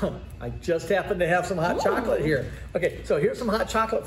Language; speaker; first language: English; native; English